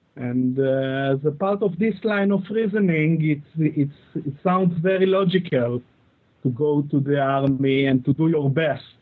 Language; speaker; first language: English; non-native, fluent; Hebrew